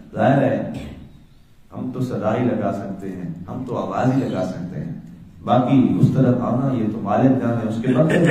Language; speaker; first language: Urdu; native; Urdu